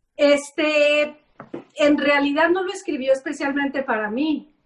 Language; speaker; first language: Spanish; native; Spanish